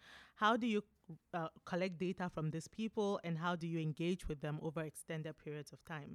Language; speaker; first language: English; non-native, local second language; French